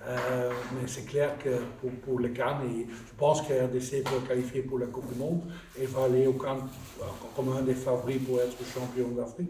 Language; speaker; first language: French; non-native, fluent; Dutch